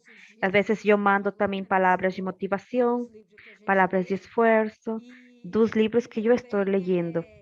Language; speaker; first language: Spanish; non-native, learner; Portuguese